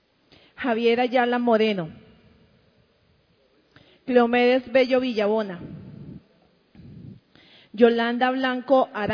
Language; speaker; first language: Spanish; native; Spanish